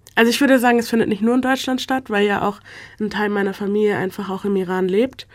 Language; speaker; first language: German; native; German